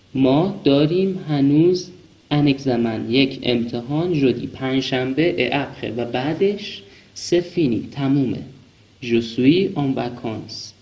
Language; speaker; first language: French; non-native, fluent; Persian